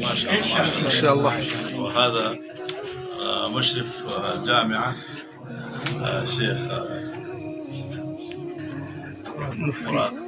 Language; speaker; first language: Arabic; non-native, fluent; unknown